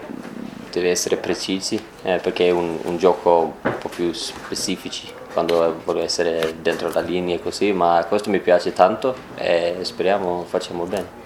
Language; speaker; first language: Italian; non-native, learner; Swedish